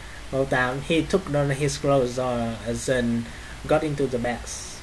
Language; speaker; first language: English; non-native, fluent; Vietnamese